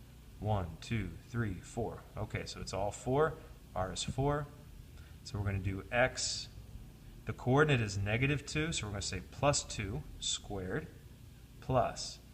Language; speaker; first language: English; native; English